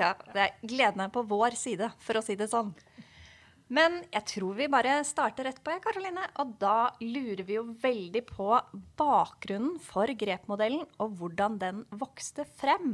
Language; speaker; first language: Norwegian; native; Norwegian